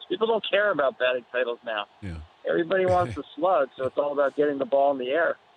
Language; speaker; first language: English; native; English